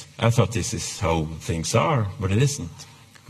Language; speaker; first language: English; non-native, fluent; Norwegian